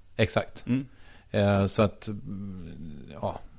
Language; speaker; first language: Swedish; native; Swedish